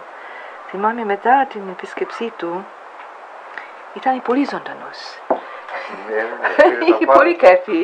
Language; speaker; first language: Greek; non-native, fluent; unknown